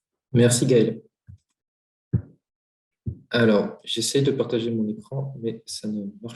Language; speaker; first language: French; native; French